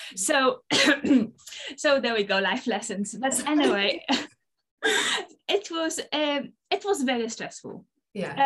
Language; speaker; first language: English; non-native, fluent; Polish